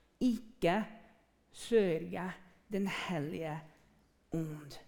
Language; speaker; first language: Norwegian; non-native, fluent; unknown